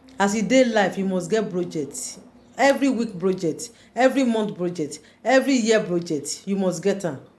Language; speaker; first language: Nigerian Pidgin; native; Nigerian Pidgin